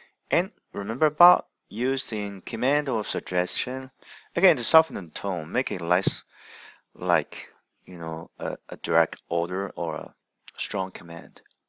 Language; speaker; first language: English; non-native, fluent; Chinese